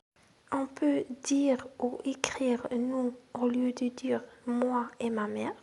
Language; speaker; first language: French; non-native, local second language; Arabic